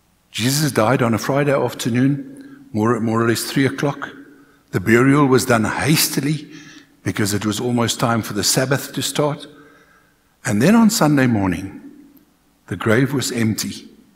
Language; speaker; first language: English; non-native, local second language; Afrikaans